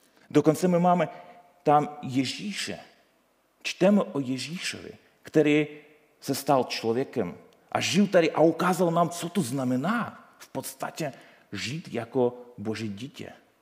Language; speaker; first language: Czech; non-native, fluent; Ukrainian